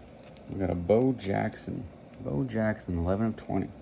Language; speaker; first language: English; native; English